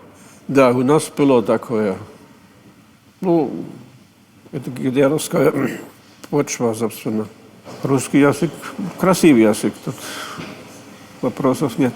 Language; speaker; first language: Russian; non-native, fluent; German